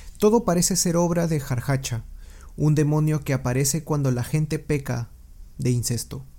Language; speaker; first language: Spanish; native; Spanish